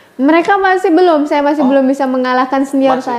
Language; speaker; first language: Indonesian; native; Indonesian